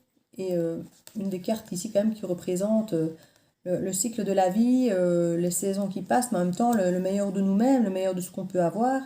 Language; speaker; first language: French; native; French